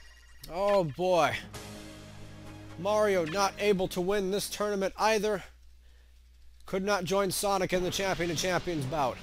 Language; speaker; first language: English; native; English